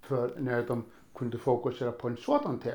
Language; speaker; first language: Swedish; non-native, fluent; Icelandic